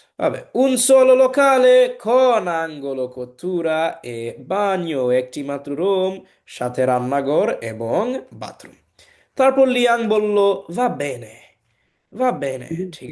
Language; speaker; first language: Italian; non-native, learner; Bangla